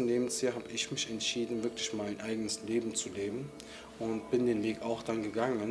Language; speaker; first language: German; early bilingual, other home language; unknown